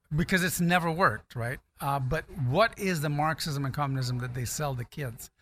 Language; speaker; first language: English; non-native, local second language; Akan